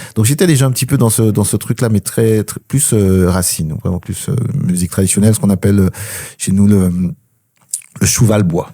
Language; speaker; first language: French; early bilingual, other home language; Spanish